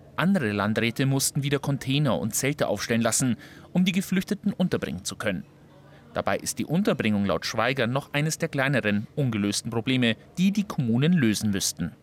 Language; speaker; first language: German; native; German